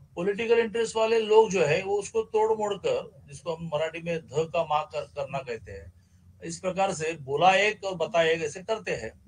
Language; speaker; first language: Hindi; non-native, local second language; Marathi